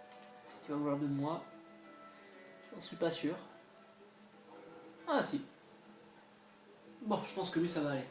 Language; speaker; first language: French; native; French